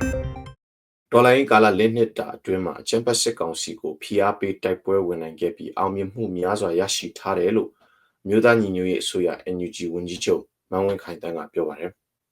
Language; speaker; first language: Burmese; non-native, local second language; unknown